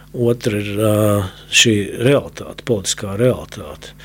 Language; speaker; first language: Latvian; native; Latvian